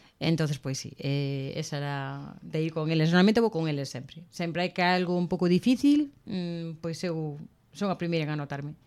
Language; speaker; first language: Galician; non-native, local second language; Spanish